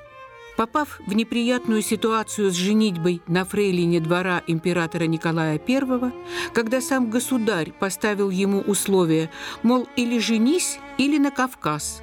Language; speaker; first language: Russian; native; Russian